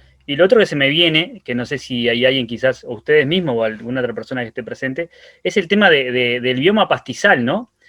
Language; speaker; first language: Spanish; native; Spanish